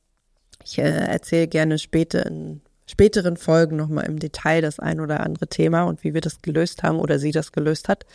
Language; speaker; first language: German; native; German